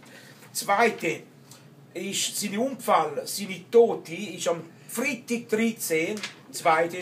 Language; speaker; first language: German; non-native, learner; Italian